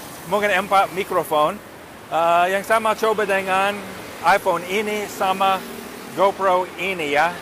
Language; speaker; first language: Indonesian; non-native, fluent; English